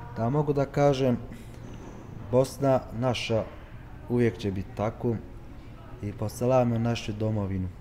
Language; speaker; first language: Croatian; early bilingual, heritage; Turkish